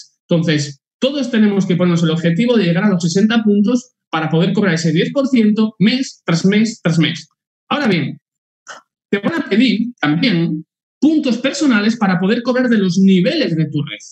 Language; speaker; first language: Spanish; native; Spanish